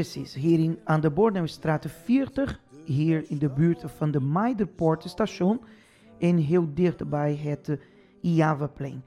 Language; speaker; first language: Dutch; non-native, fluent; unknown